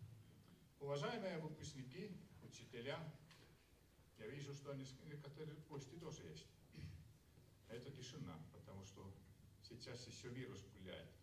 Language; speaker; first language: Russian; non-native, local second language; Estonian